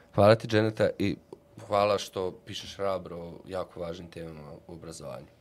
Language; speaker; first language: Bosnian; native; Bosnian